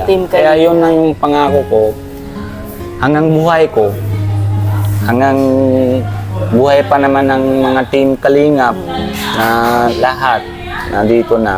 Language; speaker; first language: Filipino; non-native, learner; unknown